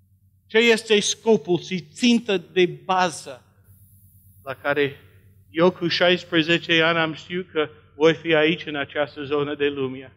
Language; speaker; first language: Romanian; non-native, learner; English